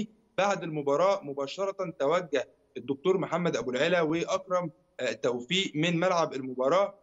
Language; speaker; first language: Arabic; native; Arabic